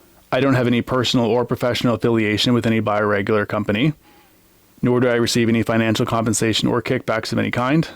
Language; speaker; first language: English; native; English